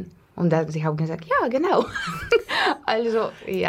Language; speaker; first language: German; non-native, learner; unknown